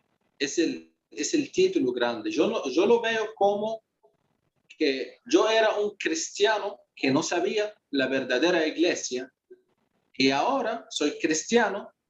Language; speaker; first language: Spanish; non-native, fluent; Arabic